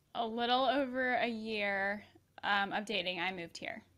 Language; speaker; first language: English; native; English